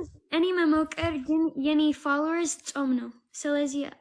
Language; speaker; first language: Amharic; non-native, learner; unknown